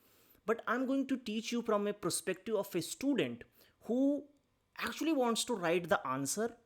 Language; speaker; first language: English; non-native, local second language; Hindi